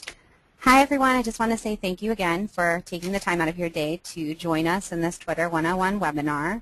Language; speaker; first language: English; native; English